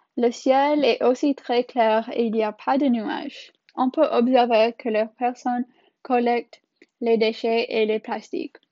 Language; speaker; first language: French; non-native, learner; English